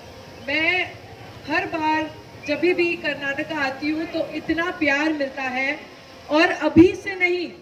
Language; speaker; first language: Hindi; native; Hindi